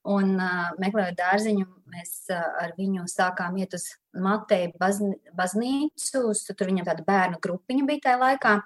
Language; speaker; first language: Latvian; native; Latvian